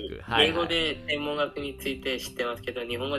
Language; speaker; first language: Japanese; non-native, learner; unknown